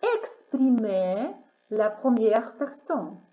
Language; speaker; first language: French; non-native, fluent; Ukrainian